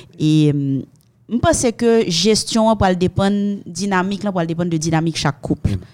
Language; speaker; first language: French; non-native, local second language; Haitian Creole